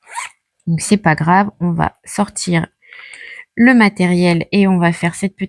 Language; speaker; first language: French; native; French